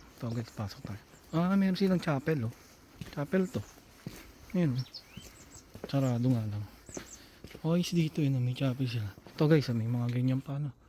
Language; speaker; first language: Filipino; native; Filipino